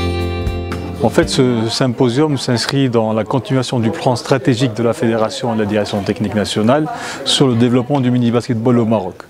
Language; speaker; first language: French; non-native, local second language; Arabic